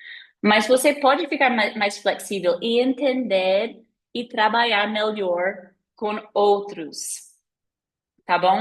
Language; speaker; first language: Portuguese; non-native, fluent; English